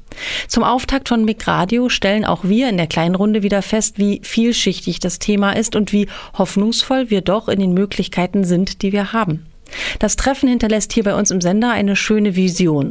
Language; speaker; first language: German; native; German